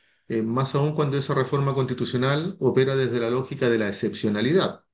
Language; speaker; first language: Spanish; native; Spanish